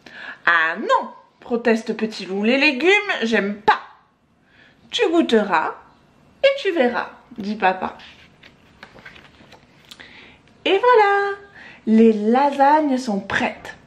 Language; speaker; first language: French; native; French